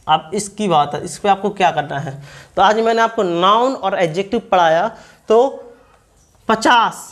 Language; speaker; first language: Hindi; native; Hindi